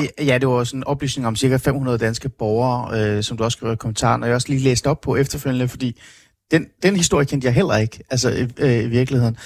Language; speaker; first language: Danish; early bilingual, other home language; Persian